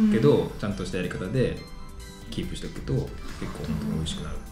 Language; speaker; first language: Japanese; native; Japanese